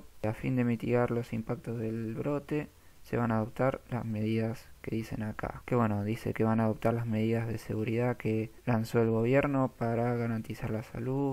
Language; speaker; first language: Spanish; native; Spanish